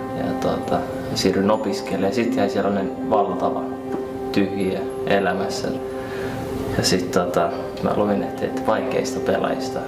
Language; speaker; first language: Finnish; early bilingual, other home language; Arabic